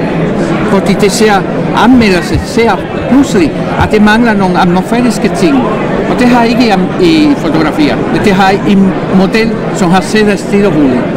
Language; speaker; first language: Danish; non-native, fluent; Spanish